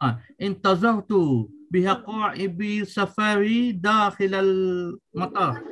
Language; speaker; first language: Arabic; non-native, learner; Indonesian